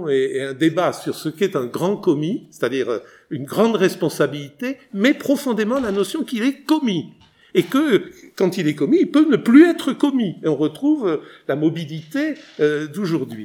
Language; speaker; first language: French; native; French